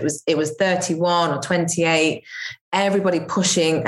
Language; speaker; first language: English; native; English